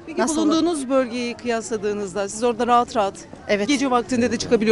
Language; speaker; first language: Turkish; native; Turkish